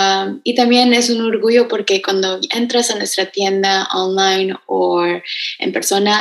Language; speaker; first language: Spanish; early bilingual, heritage; Spanish